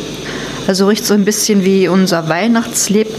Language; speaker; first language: German; native; German